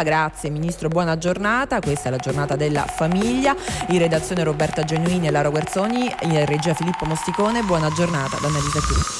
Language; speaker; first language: Italian; native; Italian